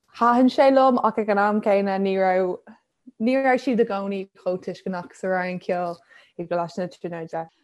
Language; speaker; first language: Irish; non-native, local second language; English